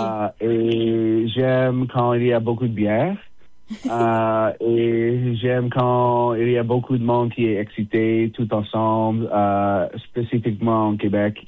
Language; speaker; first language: French; non-native, local second language; English